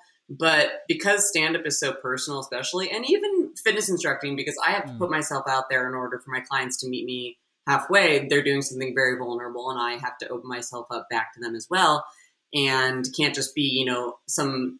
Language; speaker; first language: English; native; English